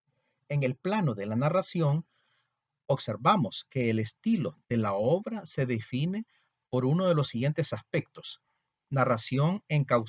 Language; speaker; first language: Spanish; native; Spanish